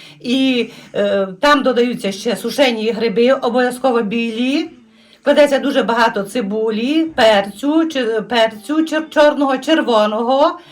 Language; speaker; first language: Ukrainian; native; Ukrainian